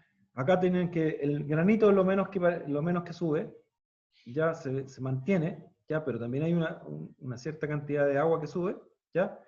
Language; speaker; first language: Spanish; native; Spanish